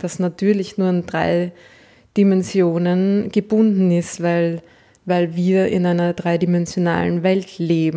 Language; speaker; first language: German; native; German